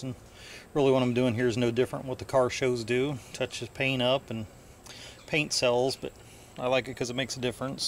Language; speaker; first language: English; native; English